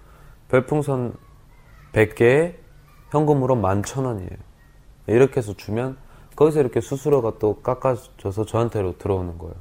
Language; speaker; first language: Korean; native; Korean